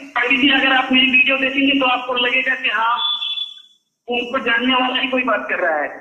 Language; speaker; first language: Hindi; native; Hindi